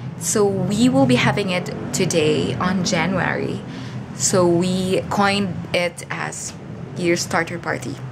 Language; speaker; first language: English; non-native, local second language; Cebuano